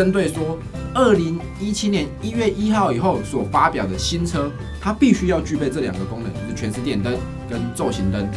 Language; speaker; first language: Chinese; native; Chinese